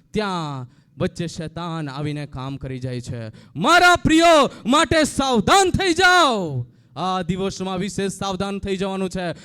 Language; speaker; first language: Gujarati; native; Gujarati